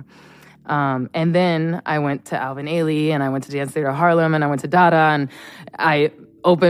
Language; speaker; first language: English; native; English